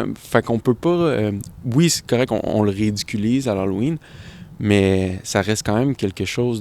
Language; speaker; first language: French; native; French